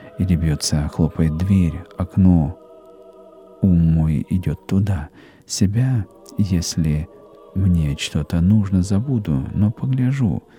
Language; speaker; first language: Russian; native; Russian